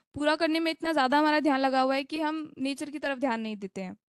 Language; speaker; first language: Hindi; native; Hindi